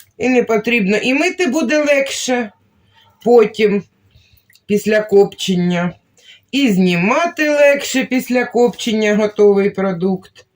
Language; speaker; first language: Ukrainian; non-native, local second language; Russian